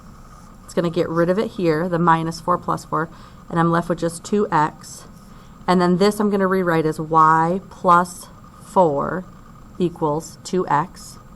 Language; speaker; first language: English; native; English